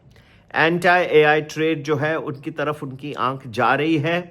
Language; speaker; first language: Hindi; native; Hindi